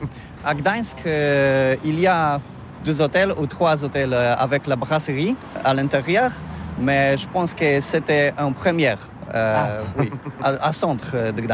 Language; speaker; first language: French; non-native, learner; Polish